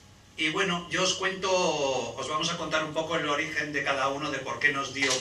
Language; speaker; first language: Spanish; native; Spanish